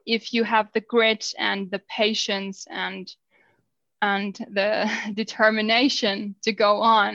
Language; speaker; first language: English; non-native, fluent; Finnish